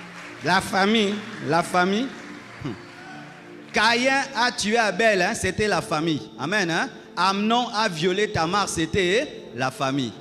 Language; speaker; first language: French; non-native, local second language; Lingala